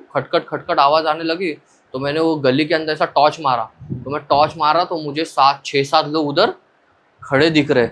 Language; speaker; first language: Hindi; non-native, local second language; Marathi